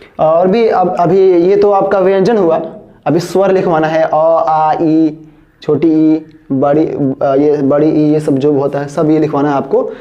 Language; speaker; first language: Hindi; native; Hindi